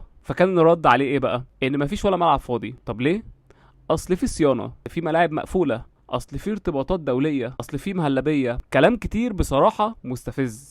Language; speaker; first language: Arabic; native; Arabic